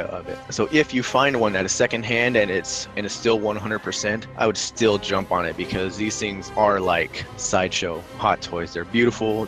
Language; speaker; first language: English; native; English